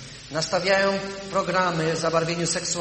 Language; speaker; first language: Polish; native; Polish